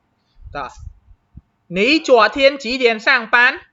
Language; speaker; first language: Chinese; non-native, fluent; Khmer